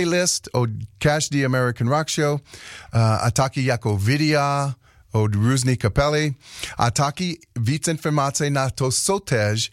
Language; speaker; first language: Czech; non-native, learner; English